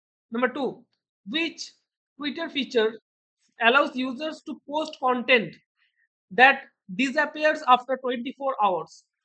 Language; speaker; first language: English; non-native, local second language; Bangla